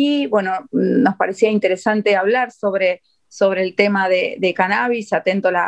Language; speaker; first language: Spanish; native; Spanish